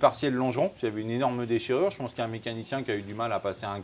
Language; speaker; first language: French; native; French